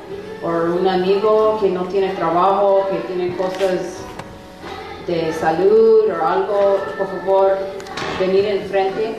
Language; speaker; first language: Spanish; non-native, learner; English